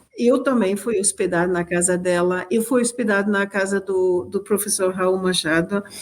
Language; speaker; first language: Portuguese; non-native, fluent; French